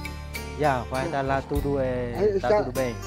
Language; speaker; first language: Portuguese; non-native, learner; Vietnamese